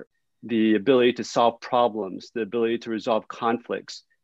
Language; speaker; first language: English; early bilingual, other home language; Vietnamese